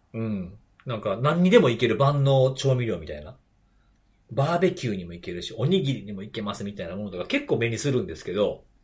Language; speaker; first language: Japanese; native; Japanese